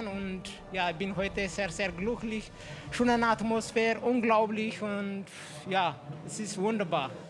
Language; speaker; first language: German; non-native, fluent; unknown